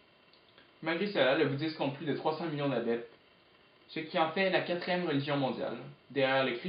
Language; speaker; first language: French; native; French